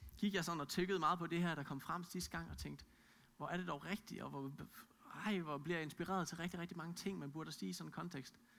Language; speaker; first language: Danish; native; Danish